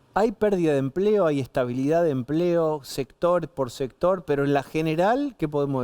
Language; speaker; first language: Spanish; native; Spanish